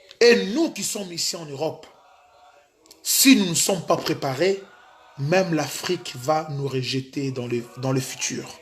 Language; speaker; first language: French; non-native, local second language; Lingala